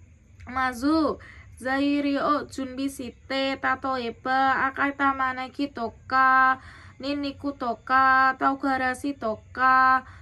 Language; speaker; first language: Japanese; non-native, learner; Indonesian